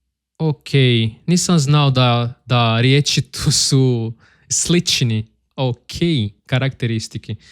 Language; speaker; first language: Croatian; non-native, learner; Portuguese